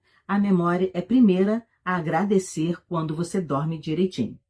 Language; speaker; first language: Portuguese; native; Portuguese